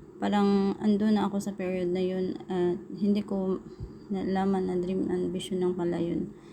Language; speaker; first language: Filipino; non-native, local second language; Cebuano